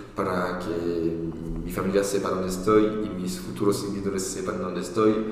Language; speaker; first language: Spanish; non-native, fluent; French